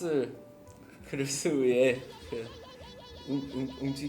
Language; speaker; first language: Korean; non-native, learner; English